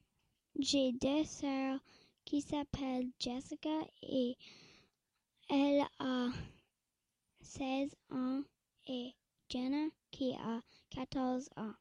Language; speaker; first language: French; non-native, local second language; English